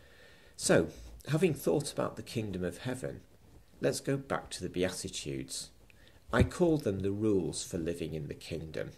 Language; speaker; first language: English; native; English